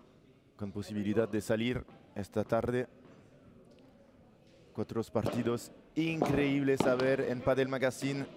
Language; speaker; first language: Spanish; non-native, learner; French